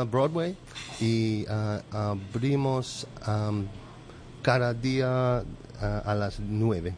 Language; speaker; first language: Spanish; non-native, learner; English